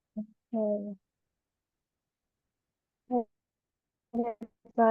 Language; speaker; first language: English; non-native, fluent; Indonesian